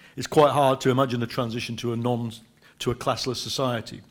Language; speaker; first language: English; native; English